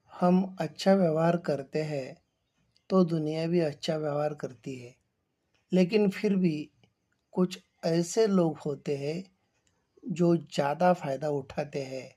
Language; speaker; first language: Hindi; non-native, local second language; Marathi